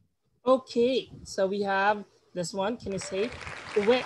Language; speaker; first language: English; non-native, fluent; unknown